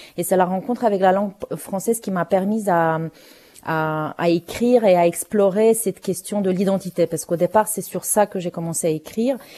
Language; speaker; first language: French; non-native, fluent; Romanian